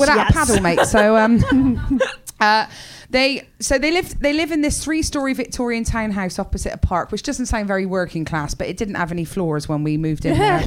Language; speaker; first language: English; native; English